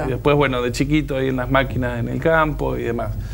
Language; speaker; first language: Spanish; native; Spanish